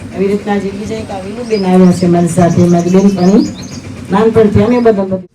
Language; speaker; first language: Gujarati; non-native, local second language; Kachhi